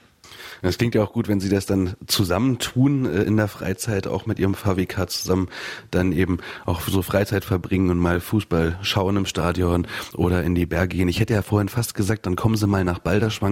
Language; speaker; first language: German; native; German